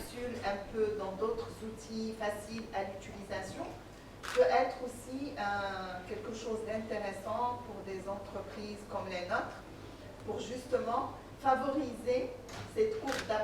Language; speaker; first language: French; non-native, local second language; Arabic